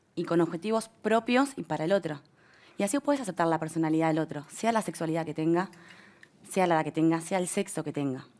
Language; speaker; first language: Spanish; native; Spanish